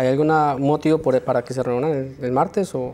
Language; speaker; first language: Spanish; native; Spanish